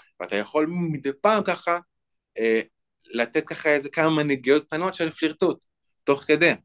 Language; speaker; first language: Hebrew; native; Hebrew